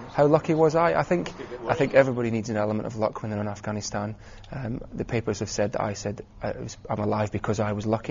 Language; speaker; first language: English; native; English